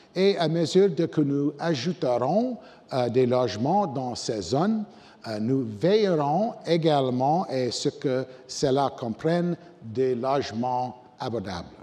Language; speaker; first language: French; non-native, local second language; English